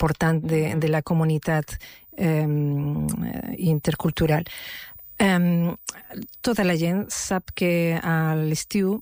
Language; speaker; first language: Catalan; non-native, local second language; Spanish